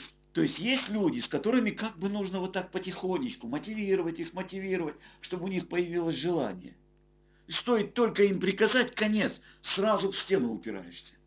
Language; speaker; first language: Russian; native; Russian